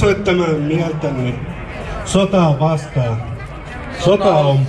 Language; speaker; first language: Finnish; non-native, fluent; Arabic